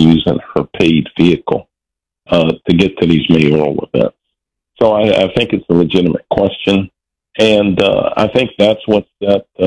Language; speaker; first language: English; native; English